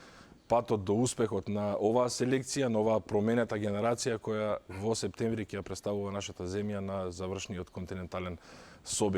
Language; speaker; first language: Macedonian; native; Macedonian